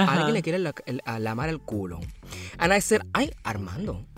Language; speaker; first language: Spanish; early bilingual, heritage; Spanish